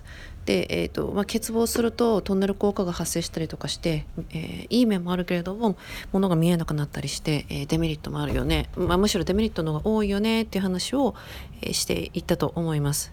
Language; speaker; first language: Japanese; native; Japanese